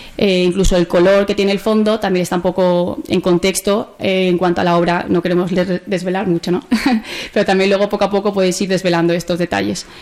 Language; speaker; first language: Spanish; native; Spanish